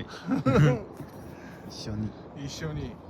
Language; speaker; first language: Japanese; non-native, learner; Mongolian